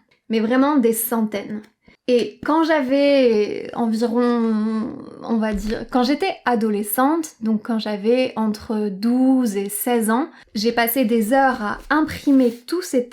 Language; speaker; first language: French; native; French